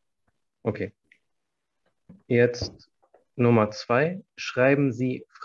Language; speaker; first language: German; non-native, fluent; Arabic